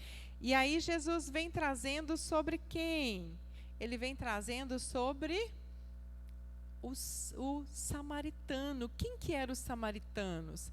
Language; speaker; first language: Portuguese; native; Portuguese